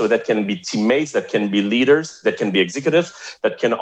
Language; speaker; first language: English; non-native, fluent; French